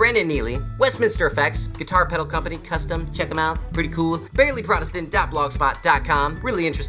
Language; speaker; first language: English; native; English